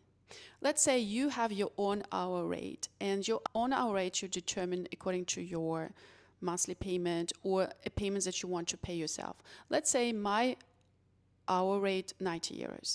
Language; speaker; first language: English; non-native, fluent; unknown